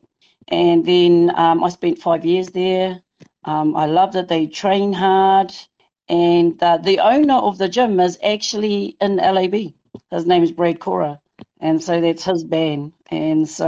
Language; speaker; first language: English; non-native, local second language; Māori